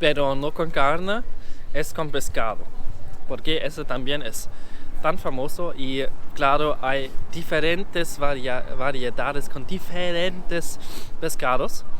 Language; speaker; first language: Spanish; non-native, learner; German